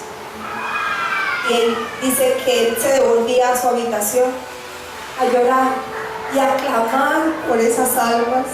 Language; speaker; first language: Spanish; native; Spanish